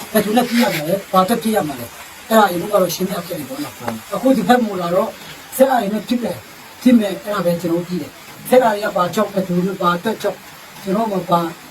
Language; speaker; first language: Burmese; non-native, local second language; Tedim Chin